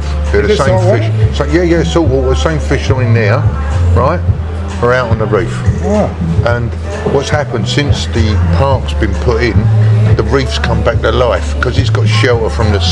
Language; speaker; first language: English; native; English